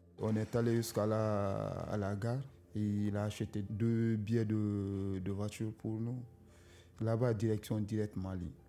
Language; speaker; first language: French; non-native, local second language; Susu